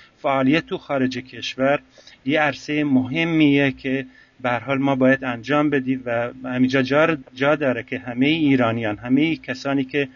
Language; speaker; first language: Persian; non-native, local second language; Central Kurdish